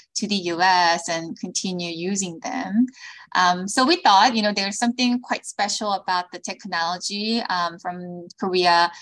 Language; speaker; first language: English; early bilingual, other home language; Korean